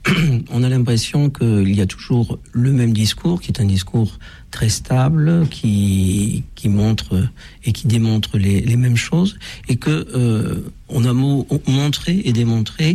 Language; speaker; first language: French; native; French